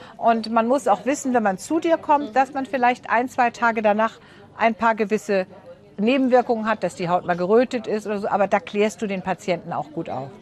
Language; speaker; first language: German; native; German